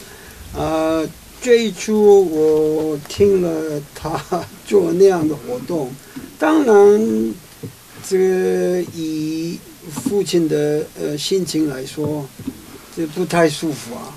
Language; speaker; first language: Chinese; non-native, fluent; Korean